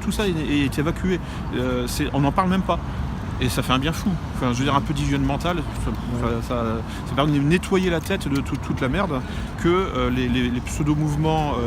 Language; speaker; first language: French; native; French